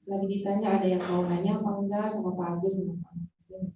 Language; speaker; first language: Indonesian; non-native, fluent; Japanese